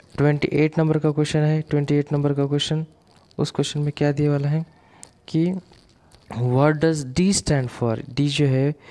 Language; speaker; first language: Hindi; non-native, local second language; Marathi